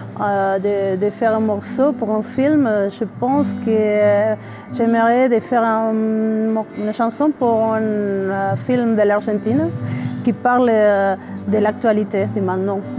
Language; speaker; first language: French; non-native, learner; Spanish